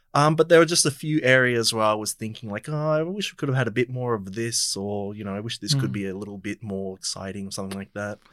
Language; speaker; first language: English; non-native, fluent; Polish